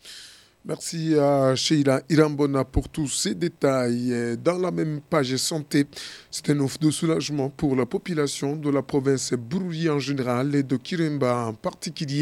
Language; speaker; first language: French; non-native, local second language; Rundi